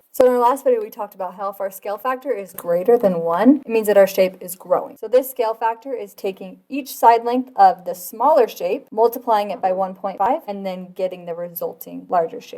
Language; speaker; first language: English; native; English